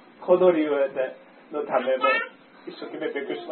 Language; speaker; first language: Japanese; non-native, learner; English